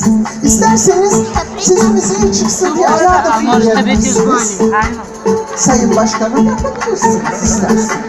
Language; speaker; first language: Turkish; native; Turkish